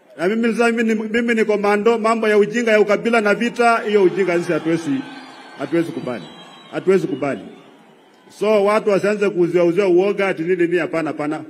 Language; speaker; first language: Swahili; non-native, local second language; Luyia